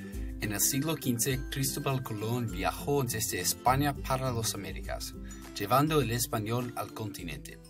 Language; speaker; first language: Spanish; non-native, fluent; English